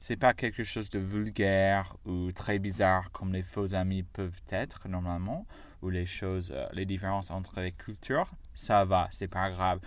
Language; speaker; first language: French; non-native, fluent; English